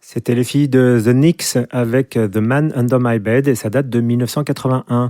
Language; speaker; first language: French; native; French